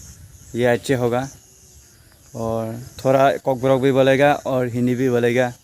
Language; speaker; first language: Hindi; non-native, local second language; Kok Borok